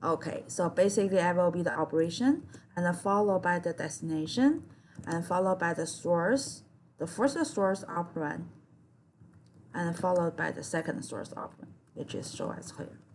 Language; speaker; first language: English; non-native, fluent; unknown